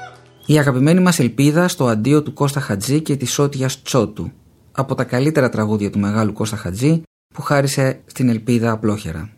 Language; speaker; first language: Greek; native; Greek